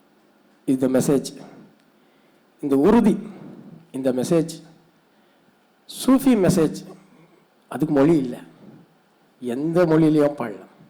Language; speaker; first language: Tamil; non-native, learner; Urdu